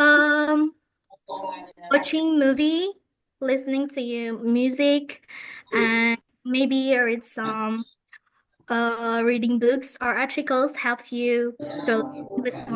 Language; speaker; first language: English; non-native, fluent; Indonesian